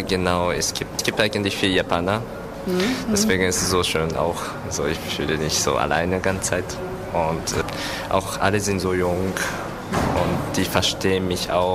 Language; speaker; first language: German; non-native, learner; Japanese